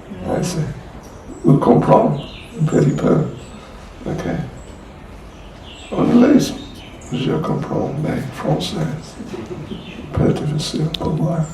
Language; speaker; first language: French; non-native, learner; English